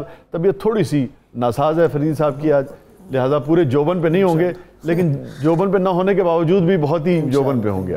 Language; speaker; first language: Urdu; native; Urdu